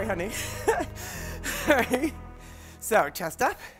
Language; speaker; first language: English; native; English